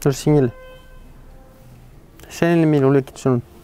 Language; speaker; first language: Italian; non-native, learner; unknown